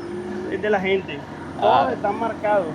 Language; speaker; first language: Spanish; native; Spanish